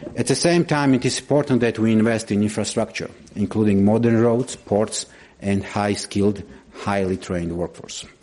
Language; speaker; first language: English; non-native, fluent; Georgian